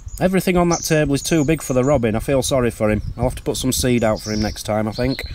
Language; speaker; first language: English; native; English